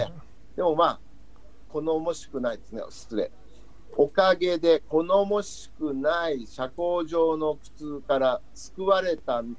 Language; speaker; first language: Japanese; non-native, fluent; Chinese